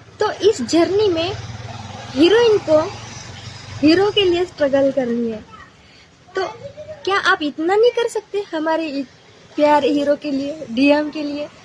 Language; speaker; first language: Hindi; non-native, local second language; Marathi